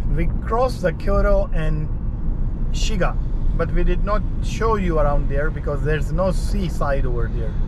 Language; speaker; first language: English; non-native, local second language; Urdu